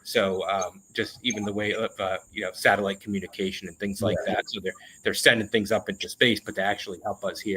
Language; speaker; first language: English; native; English